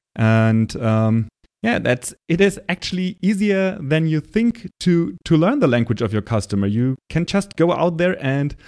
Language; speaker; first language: English; non-native, fluent; German